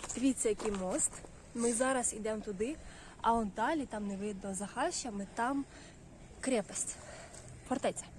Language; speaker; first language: Ukrainian; non-native, local second language; Russian